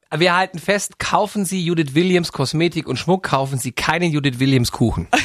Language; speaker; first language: German; native; German